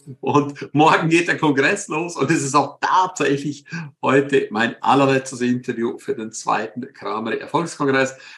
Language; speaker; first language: German; native; German